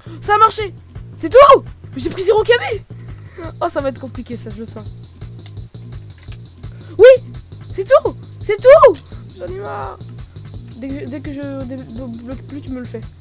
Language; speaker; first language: French; native; French